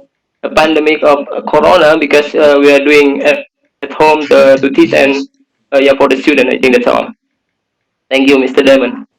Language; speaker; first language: English; non-native, learner; Indonesian